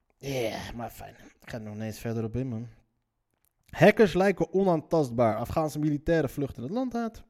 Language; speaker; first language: Dutch; early bilingual, other home language; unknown